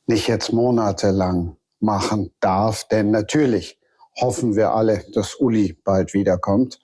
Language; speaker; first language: German; native; German